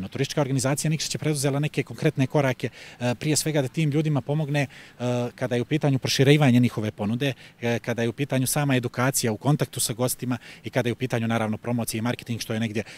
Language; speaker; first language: Croatian; native; Croatian